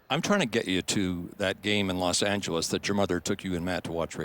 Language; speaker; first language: English; native; English